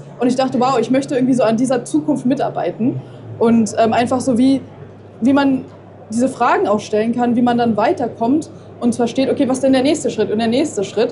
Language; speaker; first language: German; native; German